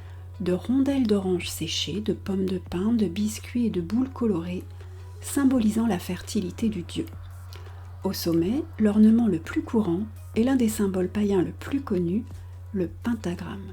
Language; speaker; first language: French; native; French